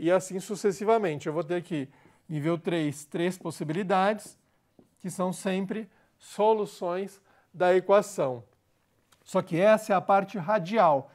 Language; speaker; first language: Portuguese; native; Portuguese